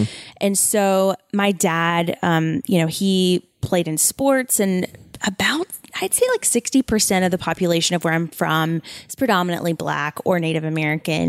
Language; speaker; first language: English; native; English